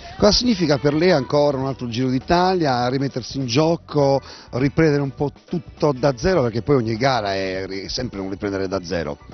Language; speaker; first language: Italian; native; Italian